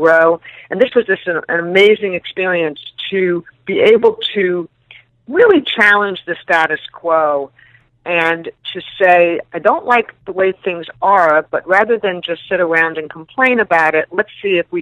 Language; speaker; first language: English; native; English